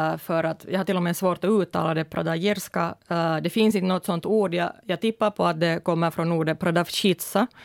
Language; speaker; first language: Swedish; early bilingual, other home language; Russian